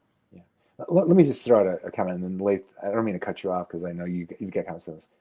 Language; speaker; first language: English; native; English